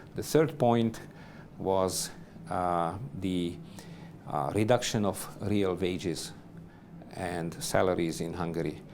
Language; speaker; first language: English; non-native, fluent; Hungarian